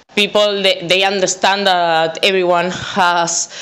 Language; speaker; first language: English; non-native, fluent; Spanish